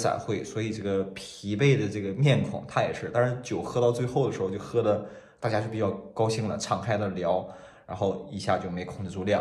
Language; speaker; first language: Chinese; native; Chinese